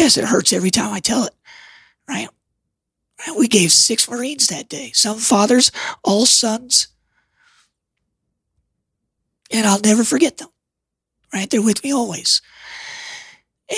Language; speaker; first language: English; native; English